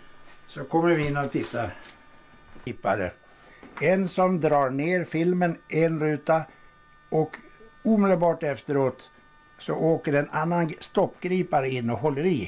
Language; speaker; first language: Swedish; native; Swedish